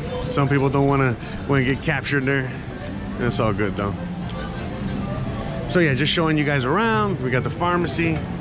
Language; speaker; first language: English; native; English